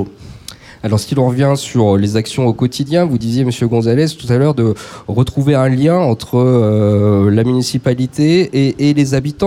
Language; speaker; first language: French; native; French